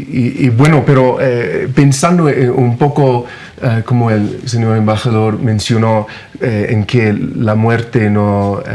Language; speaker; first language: Spanish; non-native, fluent; English